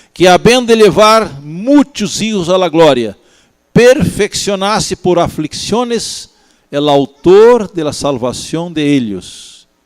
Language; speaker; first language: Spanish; non-native, learner; Portuguese